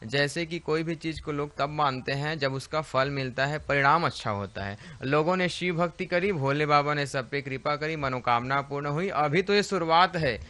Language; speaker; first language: Hindi; native; Hindi